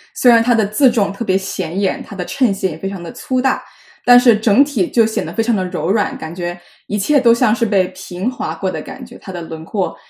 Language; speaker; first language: Chinese; native; Chinese